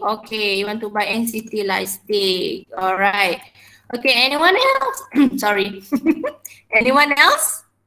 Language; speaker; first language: English; non-native, local second language; Malay